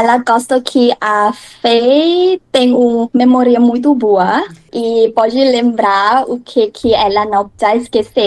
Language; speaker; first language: Portuguese; non-native, learner; Thai